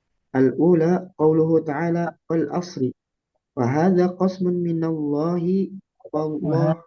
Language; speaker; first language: Arabic; non-native, learner; Indonesian